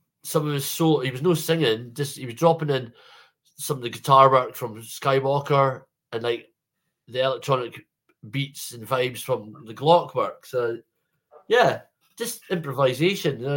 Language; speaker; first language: English; native; English